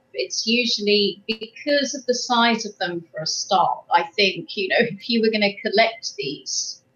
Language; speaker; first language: English; native; English